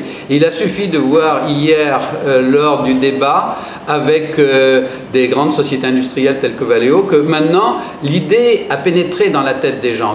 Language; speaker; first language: French; native; French